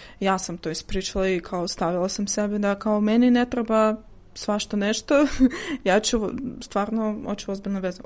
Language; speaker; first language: Serbian; non-native, fluent; Russian